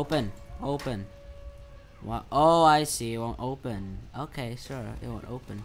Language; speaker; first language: English; native; English